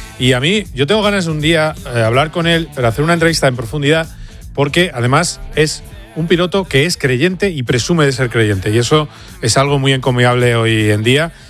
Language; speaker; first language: Spanish; native; Spanish